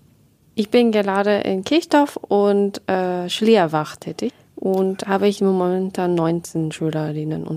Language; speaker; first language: German; non-native, learner; Japanese